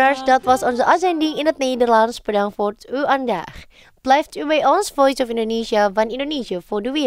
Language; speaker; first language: Dutch; non-native, fluent; Indonesian